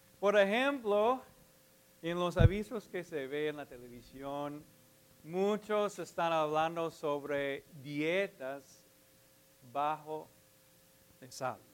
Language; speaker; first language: Spanish; non-native, fluent; English